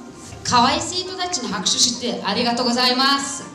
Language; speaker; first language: Japanese; non-native, fluent; Mongolian